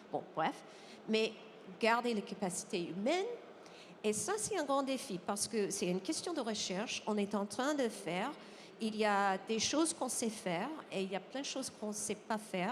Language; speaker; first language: French; non-native, fluent; English